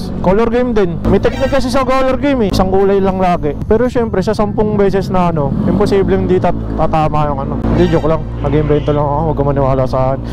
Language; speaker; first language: Filipino; native; Filipino